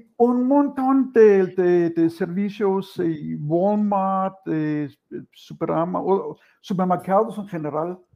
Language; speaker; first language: Spanish; non-native, fluent; Danish